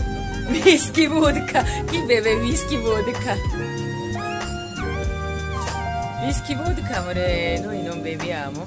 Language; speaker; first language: Italian; non-native, learner; Korean